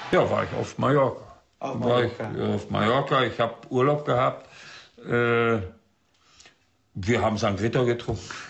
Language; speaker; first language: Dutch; early bilingual, heritage; German